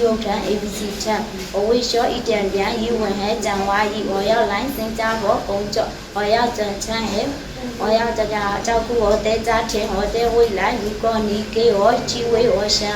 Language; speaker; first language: Chinese; non-native, learner; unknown